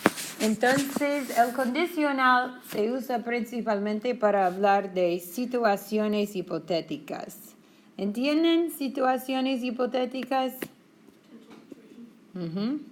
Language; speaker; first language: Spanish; non-native, fluent; English